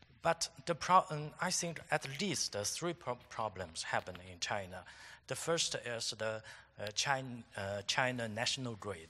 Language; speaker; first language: English; non-native, fluent; Chinese